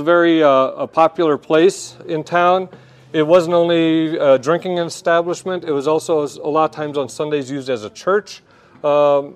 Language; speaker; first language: English; native; English